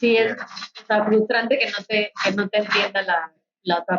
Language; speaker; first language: Spanish; native; Spanish